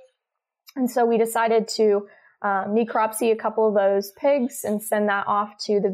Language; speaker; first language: English; native; English